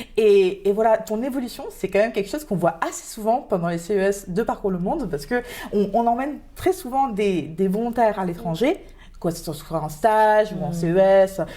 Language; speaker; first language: French; native; French